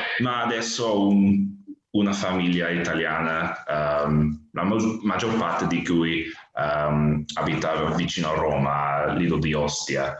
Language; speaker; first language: Italian; non-native, fluent; English